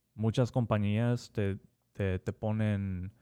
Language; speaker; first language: Spanish; early bilingual, heritage; Spanish